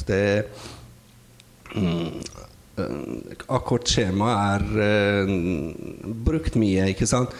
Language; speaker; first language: Norwegian; non-native, fluent; Persian